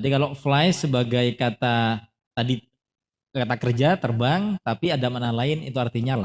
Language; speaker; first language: Indonesian; native; Indonesian